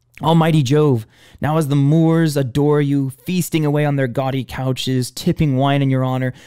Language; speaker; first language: English; native; English